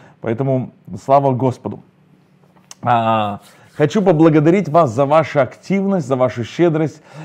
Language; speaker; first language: Russian; native; Russian